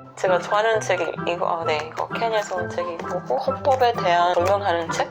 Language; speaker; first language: Korean; non-native, fluent; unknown